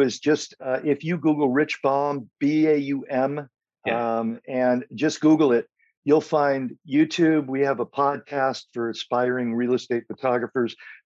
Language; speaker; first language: English; native; English